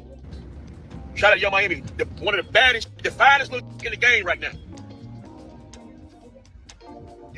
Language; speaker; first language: English; native; English